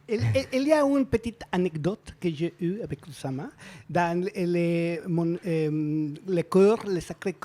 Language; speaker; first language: French; non-native, learner; Spanish